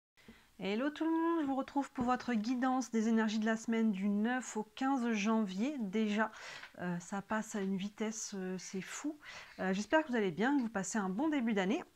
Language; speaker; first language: French; native; French